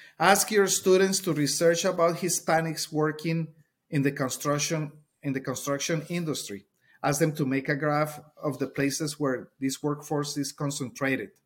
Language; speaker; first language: English; non-native, fluent; Spanish